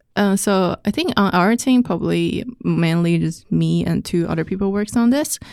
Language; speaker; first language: English; non-native, fluent; Chinese